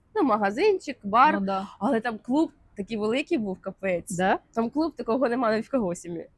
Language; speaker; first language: Ukrainian; native; Ukrainian